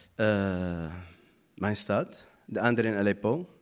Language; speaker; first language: Dutch; non-native, learner; Arabic